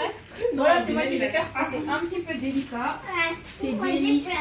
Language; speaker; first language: French; native; French